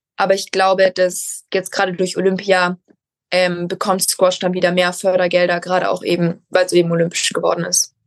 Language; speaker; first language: German; native; German